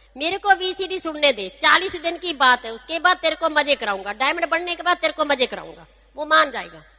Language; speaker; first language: Hindi; non-native, local second language; Punjabi